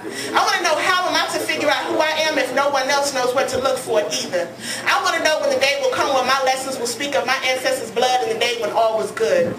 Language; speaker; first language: English; native; English